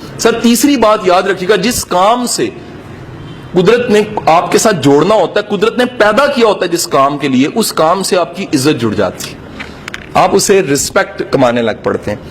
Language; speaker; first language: Urdu; native; Urdu